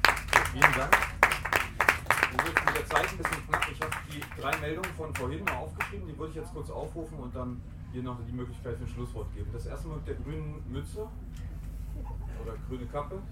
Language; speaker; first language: German; native; German